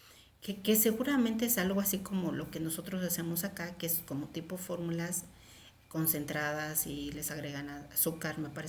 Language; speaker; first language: Spanish; native; Spanish